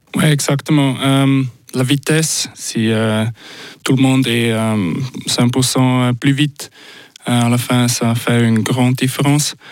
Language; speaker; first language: French; non-native, local second language; Swiss German